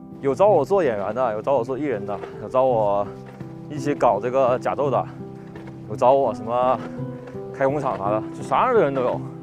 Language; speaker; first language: Chinese; native; Chinese